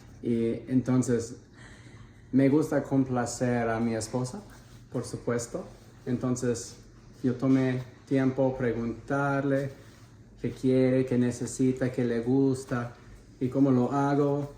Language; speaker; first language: Spanish; non-native, fluent; English